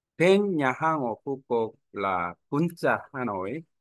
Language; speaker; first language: Vietnamese; non-native, learner; Korean